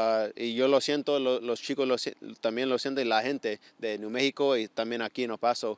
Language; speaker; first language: Spanish; early bilingual, heritage; Spanish